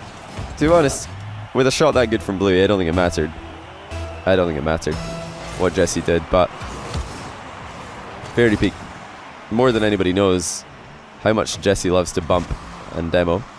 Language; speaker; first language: English; native; English